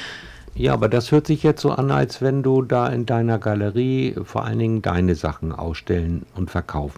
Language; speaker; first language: German; native; German